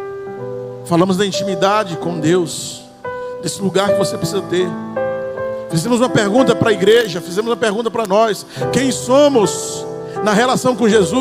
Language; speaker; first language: Portuguese; native; Portuguese